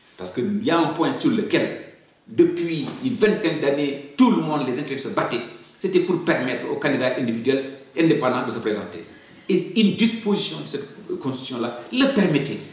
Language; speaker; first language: French; non-native, local second language; Wolof